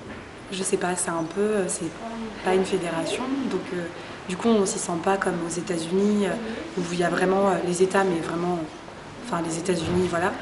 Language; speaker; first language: French; native; French